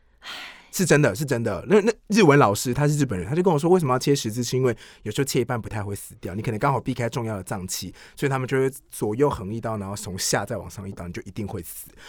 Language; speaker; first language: Chinese; native; Chinese